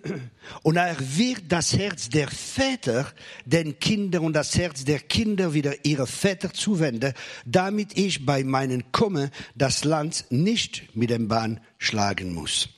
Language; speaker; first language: German; non-native, fluent; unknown